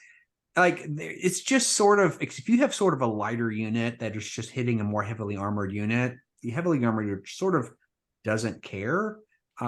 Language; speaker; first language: English; native; English